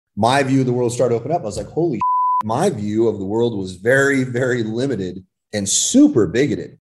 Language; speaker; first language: English; native; English